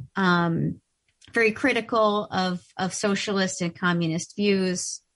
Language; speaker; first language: English; early bilingual, other home language; Ukrainian